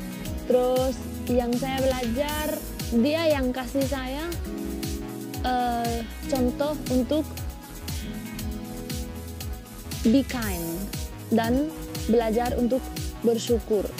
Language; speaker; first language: Indonesian; non-native, fluent; Spanish